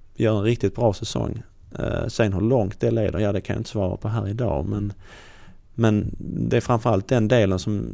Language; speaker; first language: Swedish; native; Swedish